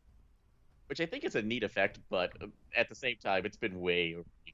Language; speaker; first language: English; native; English